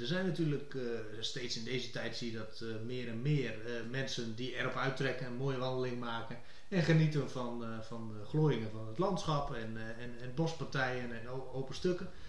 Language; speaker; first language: Dutch; native; Dutch